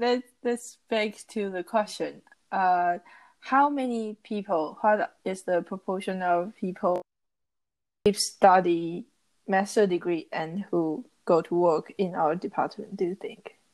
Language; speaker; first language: English; non-native, learner; Chinese